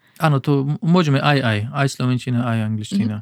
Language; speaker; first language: Slovak; non-native, learner; Pashto